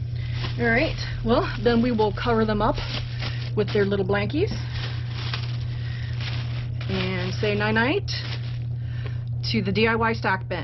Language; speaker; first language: English; native; English